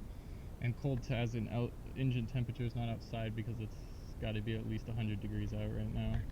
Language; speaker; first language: English; native; English